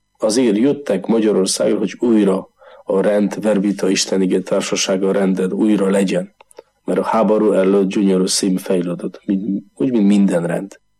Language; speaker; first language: Hungarian; non-native, learner; Polish